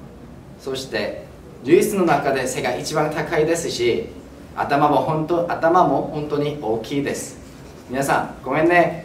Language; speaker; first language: Japanese; non-native, learner; Korean